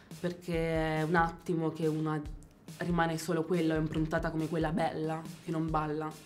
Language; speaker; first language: Italian; native; Italian